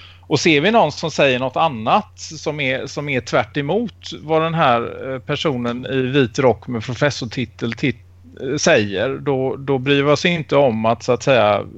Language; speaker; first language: Swedish; native; Swedish